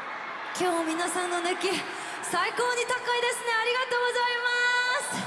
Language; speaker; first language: Japanese; non-native, fluent; Korean